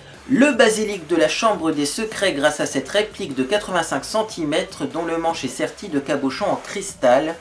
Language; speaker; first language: French; native; French